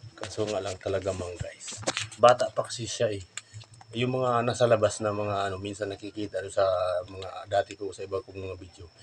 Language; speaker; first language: Filipino; non-native, local second language; Cebuano